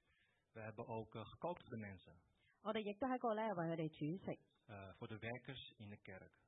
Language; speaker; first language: Dutch; early bilingual, other home language; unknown